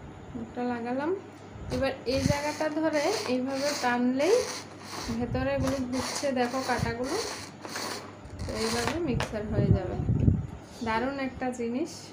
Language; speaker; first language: Bangla; native; Bangla